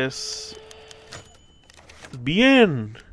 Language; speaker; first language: Spanish; native; Spanish